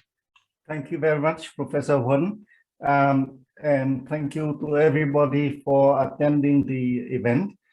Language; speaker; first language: English; non-native, fluent; Vietnamese